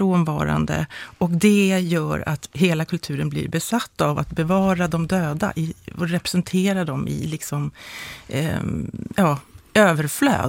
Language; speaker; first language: Swedish; native; Swedish